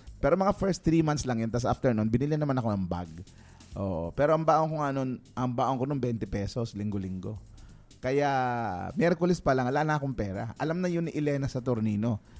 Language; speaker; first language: Filipino; native; Filipino